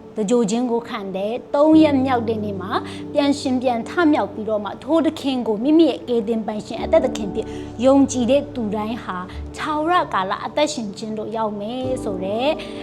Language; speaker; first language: Burmese; non-native, local second language; Kachin